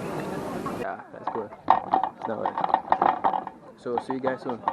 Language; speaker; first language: English; non-native, learner; French